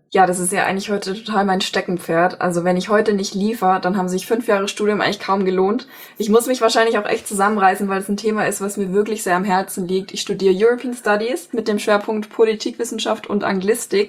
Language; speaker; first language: German; native; German